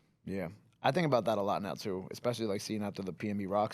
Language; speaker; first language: English; native; English